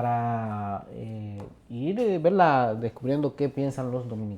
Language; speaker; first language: Spanish; native; Spanish